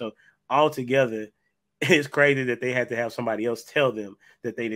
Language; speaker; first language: English; native; English